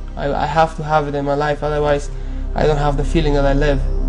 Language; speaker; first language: English; non-native, fluent; Persian